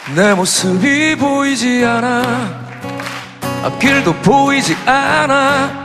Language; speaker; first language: Korean; native; Korean